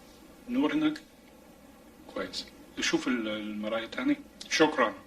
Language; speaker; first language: Arabic; non-native, fluent; English